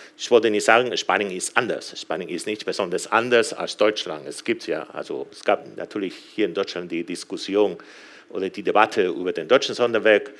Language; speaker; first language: German; non-native, fluent; Spanish